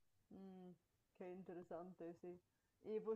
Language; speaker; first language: Spanish; non-native, fluent; Bulgarian